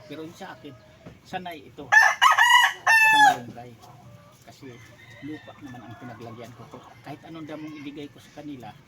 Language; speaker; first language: Filipino; non-native, local second language; Cebuano